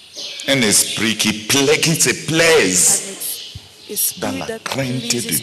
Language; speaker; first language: French; non-native, local second language; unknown